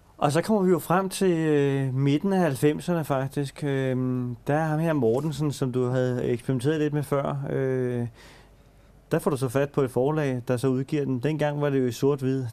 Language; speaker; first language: Danish; native; Danish